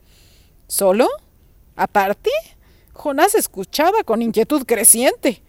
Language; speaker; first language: Spanish; native; Spanish